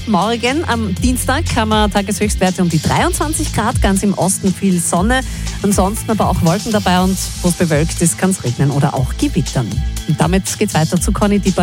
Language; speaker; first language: German; native; German